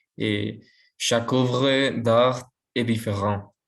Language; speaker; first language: French; non-native, learner; Spanish